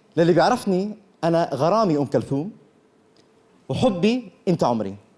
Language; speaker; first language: Arabic; early bilingual, other home language; Korean